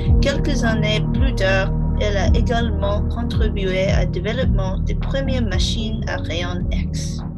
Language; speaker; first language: French; non-native, learner; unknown